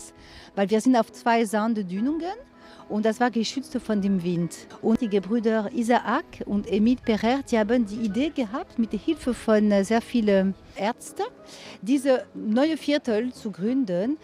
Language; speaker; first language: German; non-native, fluent; French